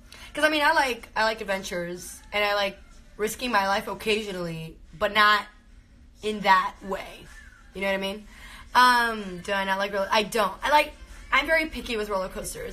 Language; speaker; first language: English; early bilingual, other home language; Spanish